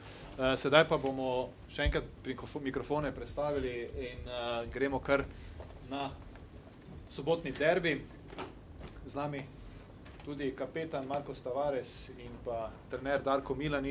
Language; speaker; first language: Slovenian; native; Slovenian